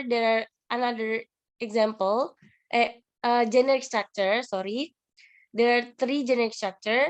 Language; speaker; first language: English; non-native, learner; Indonesian